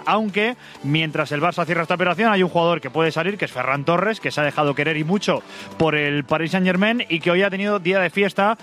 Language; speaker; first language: Spanish; native; Spanish